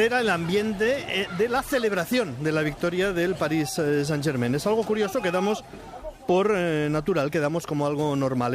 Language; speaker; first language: Spanish; native; Spanish